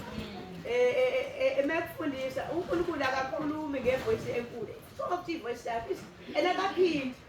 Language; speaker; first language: Zulu; native; Zulu